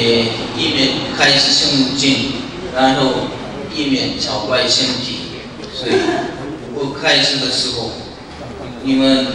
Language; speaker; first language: Chinese; non-native, learner; Korean